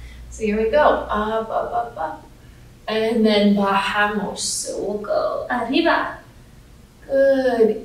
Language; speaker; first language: English; native; English